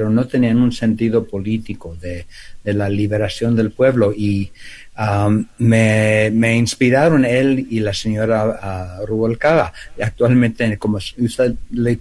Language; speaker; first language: Spanish; early bilingual, heritage; Spanish